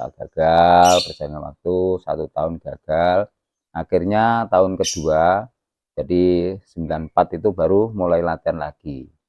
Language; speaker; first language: Indonesian; non-native, local second language; Javanese